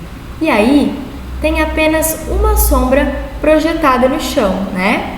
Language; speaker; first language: Portuguese; native; Portuguese